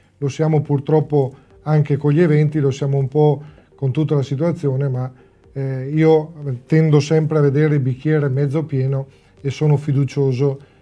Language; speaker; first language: Italian; native; Italian